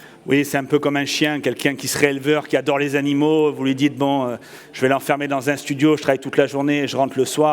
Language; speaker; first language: French; native; French